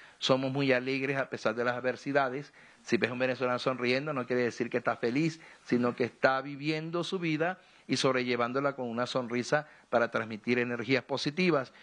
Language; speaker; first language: Spanish; native; Spanish